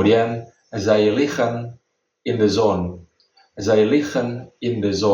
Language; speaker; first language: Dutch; non-native, fluent; Indonesian